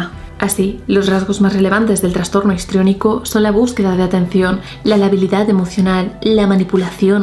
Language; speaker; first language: Spanish; native; Spanish